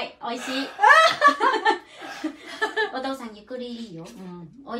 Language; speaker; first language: Japanese; non-native, learner; Vietnamese